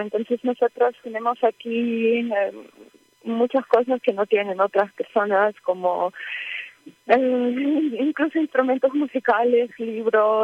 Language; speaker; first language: Spanish; early bilingual, heritage; Ukrainian